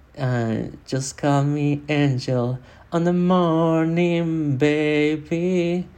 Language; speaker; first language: English; non-native, fluent; Spanish